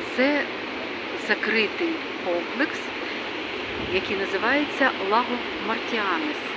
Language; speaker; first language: Ukrainian; native; Ukrainian